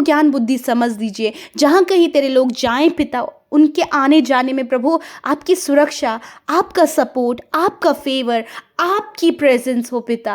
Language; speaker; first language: Hindi; native; Hindi